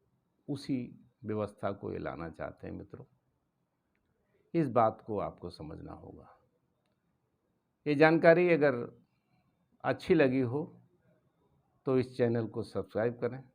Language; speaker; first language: Hindi; native; Hindi